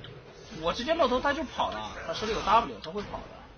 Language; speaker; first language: Chinese; native; Chinese